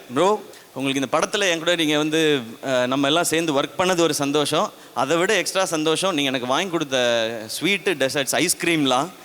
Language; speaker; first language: Tamil; native; Tamil